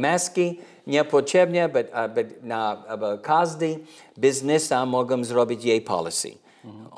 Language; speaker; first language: Polish; early bilingual, heritage; English